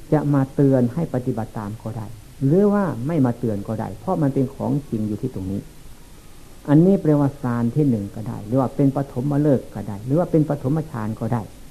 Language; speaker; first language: Thai; non-native, local second language; Lao